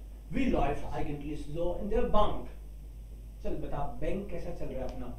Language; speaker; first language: German; non-native, fluent; Hindi